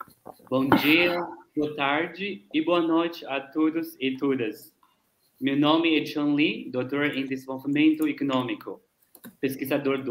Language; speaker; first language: Portuguese; non-native, learner; Chinese